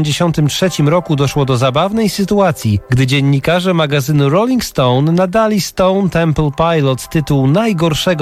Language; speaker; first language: Polish; native; Polish